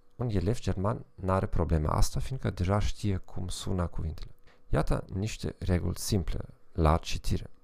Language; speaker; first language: Romanian; non-native, fluent; German